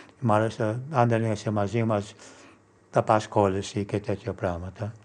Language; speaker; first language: Greek; non-native, fluent; English